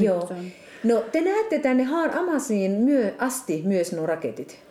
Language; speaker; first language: Finnish; native; Finnish